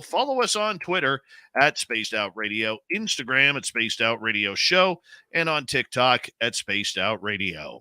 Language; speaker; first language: English; native; English